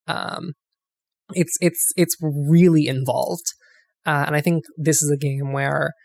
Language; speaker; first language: English; native; English